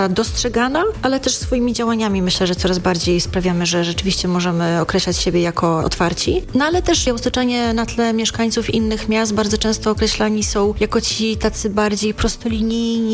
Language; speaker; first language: Polish; native; Polish